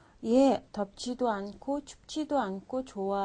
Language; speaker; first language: Korean; non-native, fluent; Mongolian